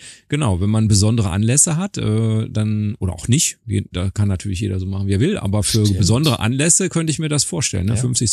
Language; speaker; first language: German; native; German